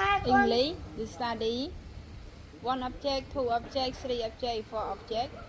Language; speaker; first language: English; non-native, learner; Khmer